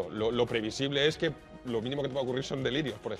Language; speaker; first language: Spanish; native; Spanish